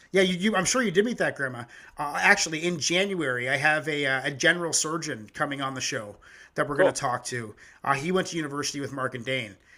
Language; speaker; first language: English; native; English